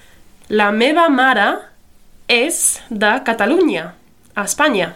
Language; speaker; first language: Catalan; non-native, fluent; English